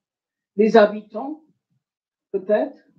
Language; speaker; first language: French; non-native, fluent; English